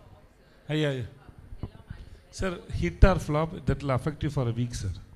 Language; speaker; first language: Telugu; non-native, learner; Tamil